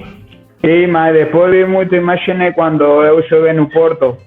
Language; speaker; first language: Portuguese; non-native, learner; Spanish